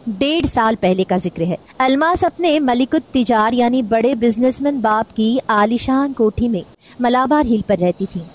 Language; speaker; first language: Urdu; non-native, local second language; Marathi